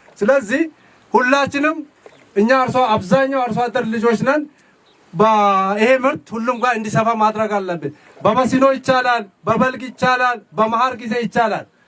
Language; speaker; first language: Amharic; non-native, local second language; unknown